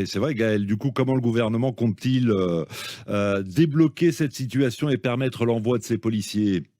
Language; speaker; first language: French; native; French